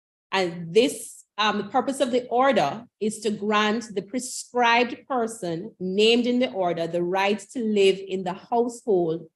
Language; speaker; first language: English; native; English